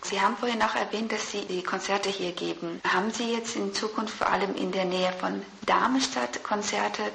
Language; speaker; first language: German; early bilingual, other home language; Persian